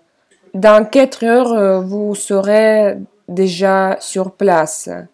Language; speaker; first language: French; non-native, fluent; Russian